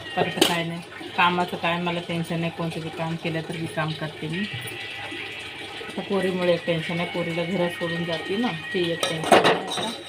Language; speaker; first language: Marathi; non-native, local second language; Kannada